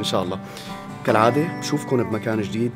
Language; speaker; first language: Arabic; native; Arabic